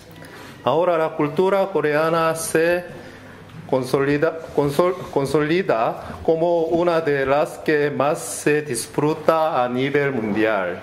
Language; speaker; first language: Spanish; non-native, learner; Korean